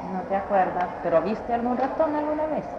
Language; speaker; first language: Spanish; native; Spanish